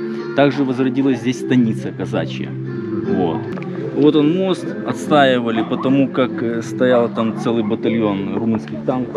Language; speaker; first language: Russian; native; Russian